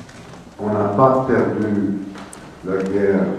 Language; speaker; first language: French; non-native, fluent; English